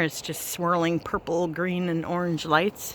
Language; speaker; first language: English; native; English